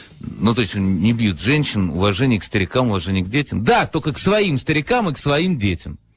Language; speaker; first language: Russian; native; Russian